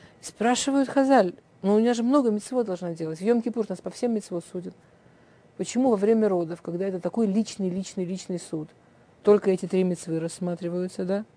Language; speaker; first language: Russian; early bilingual, heritage; Russian